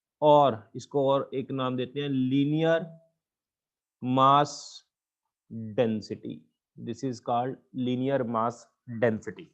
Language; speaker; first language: Hindi; native; Hindi